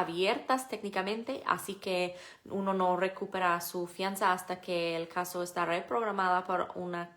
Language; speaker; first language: Spanish; non-native, fluent; English